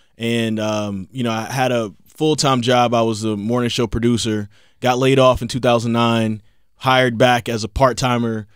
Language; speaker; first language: English; native; English